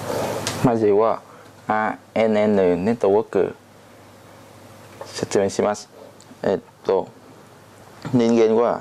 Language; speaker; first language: Japanese; non-native, learner; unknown